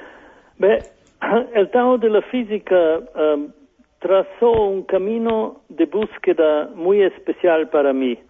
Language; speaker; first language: Spanish; non-native, fluent; German